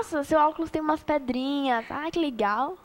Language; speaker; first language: Portuguese; native; Portuguese